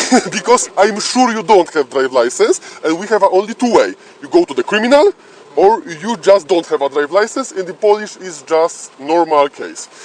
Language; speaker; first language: English; non-native, learner; Polish